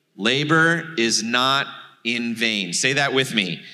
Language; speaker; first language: English; native; English